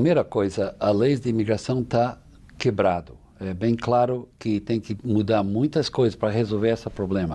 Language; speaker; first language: Portuguese; non-native, fluent; English